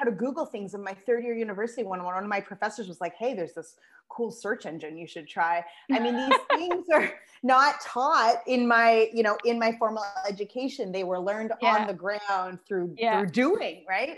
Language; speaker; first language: English; native; English